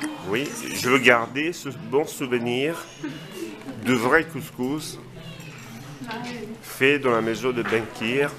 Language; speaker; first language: French; non-native, fluent; Italian